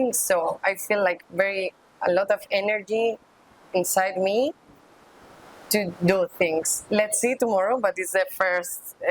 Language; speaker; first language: English; non-native, learner; Spanish